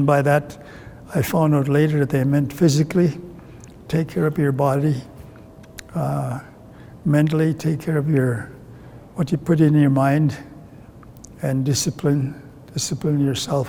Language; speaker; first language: English; non-native, fluent; Cree